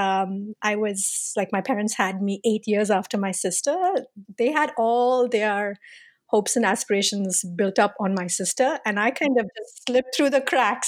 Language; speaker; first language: English; non-native, local second language; Tamil